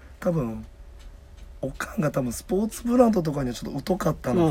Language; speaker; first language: Japanese; native; Japanese